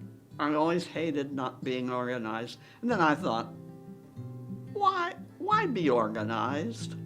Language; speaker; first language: English; native; English